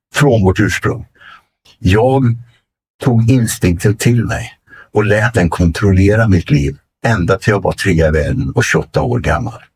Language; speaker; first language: Swedish; native; Swedish